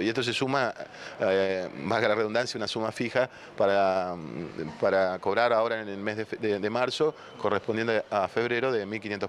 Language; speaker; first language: Spanish; native; Spanish